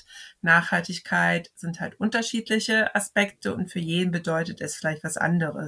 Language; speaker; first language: German; native; German